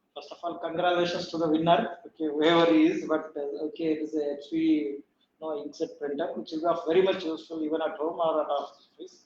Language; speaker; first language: English; non-native, local second language; Kannada